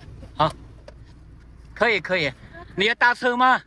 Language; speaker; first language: Chinese; native; Chinese